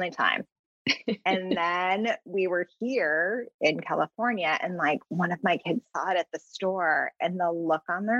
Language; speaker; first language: English; native; English